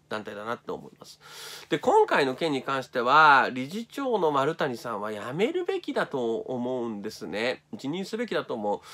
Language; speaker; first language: Japanese; native; Japanese